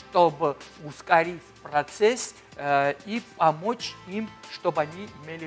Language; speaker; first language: Russian; non-native, fluent; Georgian